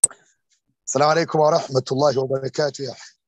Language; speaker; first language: Arabic; non-native, learner; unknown